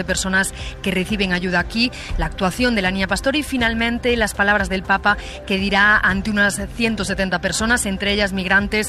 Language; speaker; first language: Spanish; native; Spanish